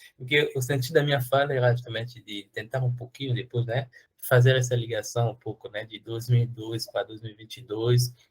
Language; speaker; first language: Portuguese; non-native, fluent; French